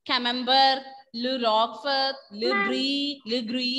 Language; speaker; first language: French; non-native, fluent; Malayalam